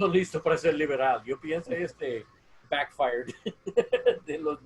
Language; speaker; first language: Spanish; non-native, learner; English